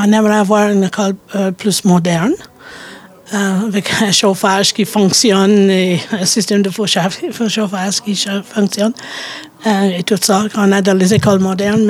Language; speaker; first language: French; native; French